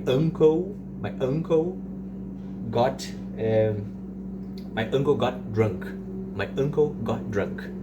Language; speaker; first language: English; non-native, fluent; Portuguese